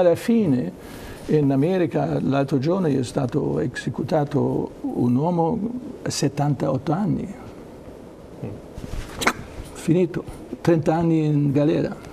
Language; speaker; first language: Italian; non-native, learner; German